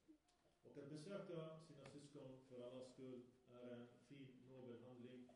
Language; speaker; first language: Swedish; early bilingual, other home language; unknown